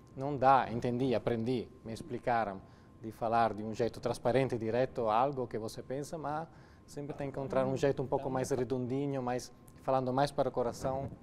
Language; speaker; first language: Portuguese; non-native, fluent; Italian